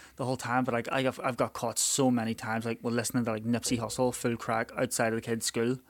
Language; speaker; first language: English; native; English